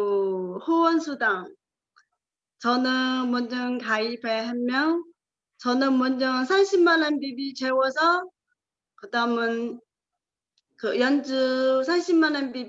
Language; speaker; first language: Korean; non-native, learner; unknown